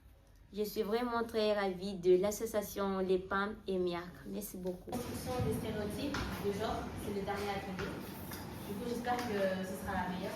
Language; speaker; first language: French; non-native, learner; Malagasy